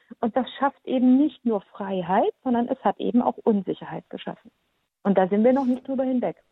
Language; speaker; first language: German; early bilingual, heritage; German